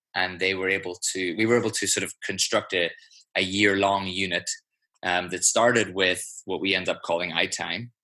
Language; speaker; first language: English; native; English